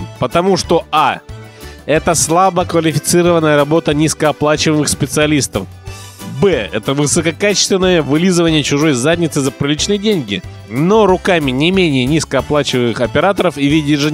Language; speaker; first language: Russian; native; Russian